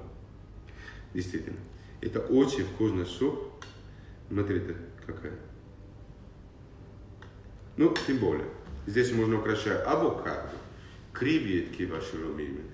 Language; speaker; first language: Russian; non-native, learner; Italian